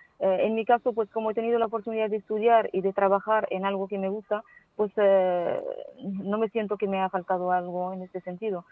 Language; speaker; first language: Spanish; non-native, fluent; Arabic